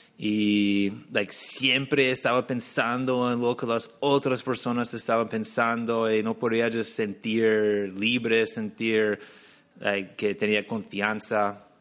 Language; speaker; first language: Spanish; non-native, fluent; English